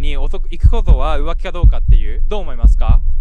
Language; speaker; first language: Japanese; native; Japanese